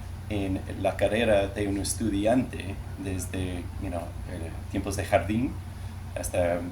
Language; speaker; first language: Spanish; non-native, learner; English